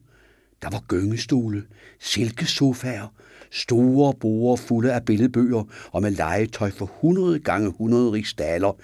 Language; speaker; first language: Danish; native; Danish